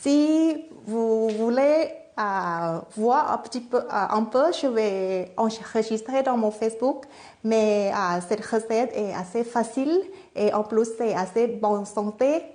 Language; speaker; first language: French; non-native, fluent; Thai